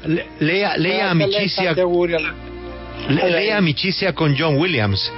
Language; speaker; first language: Italian; non-native, learner; Spanish